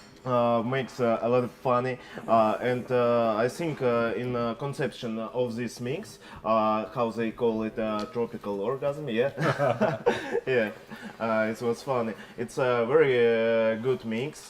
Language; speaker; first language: English; non-native, learner; Russian